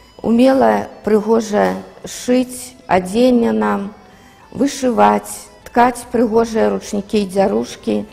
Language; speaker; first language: Belarusian; native; Belarusian